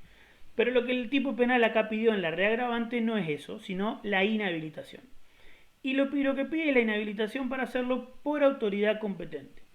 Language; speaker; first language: Spanish; native; Spanish